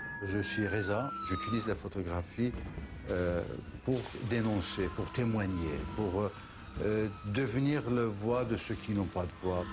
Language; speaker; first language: French; non-native, fluent; Persian